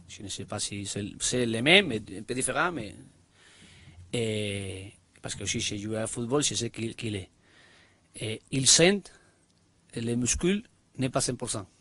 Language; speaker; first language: French; non-native, learner; Spanish